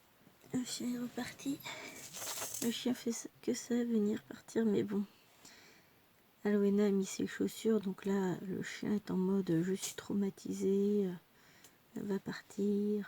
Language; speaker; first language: French; native; French